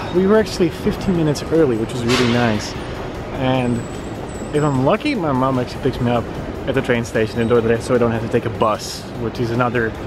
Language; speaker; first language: English; non-native, fluent; Dutch